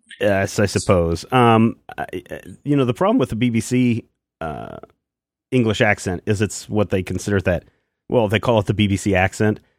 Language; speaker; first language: English; native; English